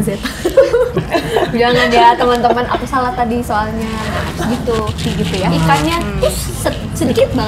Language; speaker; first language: Indonesian; native; Indonesian